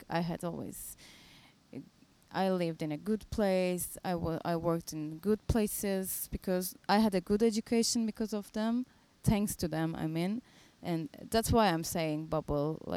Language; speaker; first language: English; non-native, fluent; Turkish